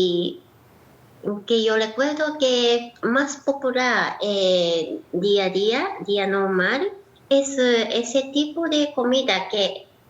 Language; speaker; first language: Spanish; non-native, learner; Japanese